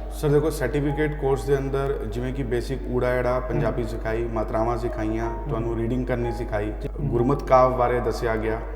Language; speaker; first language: Punjabi; non-native, local second language; Hindi